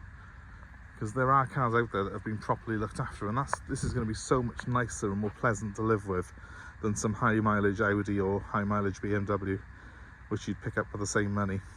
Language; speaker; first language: English; native; English